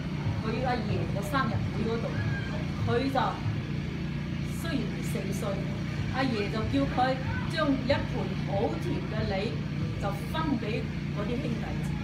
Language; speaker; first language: Cantonese; native; Cantonese